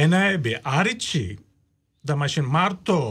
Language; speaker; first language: Georgian; non-native, learner; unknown